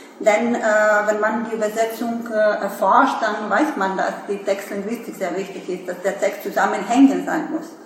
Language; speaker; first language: German; non-native, fluent; Serbian